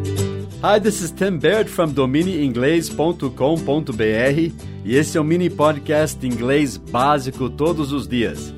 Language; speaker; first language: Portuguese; non-native, fluent; English